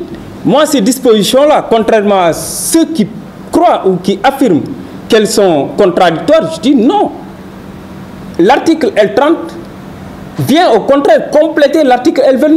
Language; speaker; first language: French; non-native, local second language; Wolof